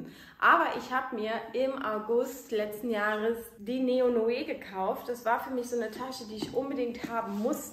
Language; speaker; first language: German; native; German